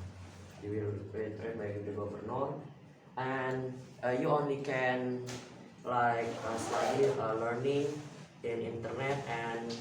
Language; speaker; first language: English; non-native, learner; Indonesian